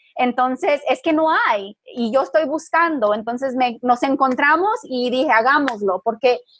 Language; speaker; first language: Spanish; early bilingual, heritage; Spanish